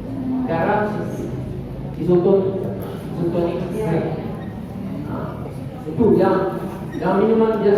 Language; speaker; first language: Indonesian; non-native, learner; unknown